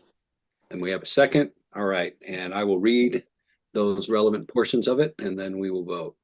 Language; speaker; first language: English; native; English